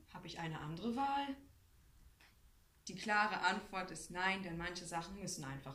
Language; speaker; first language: German; native; German